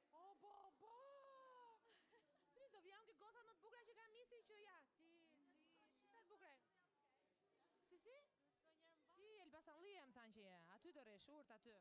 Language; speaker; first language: Albanian; native; Albanian